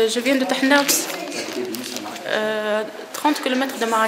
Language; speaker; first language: French; non-native, learner; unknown